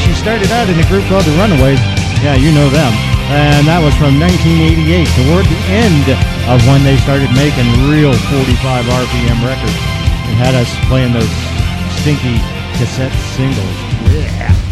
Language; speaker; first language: English; native; English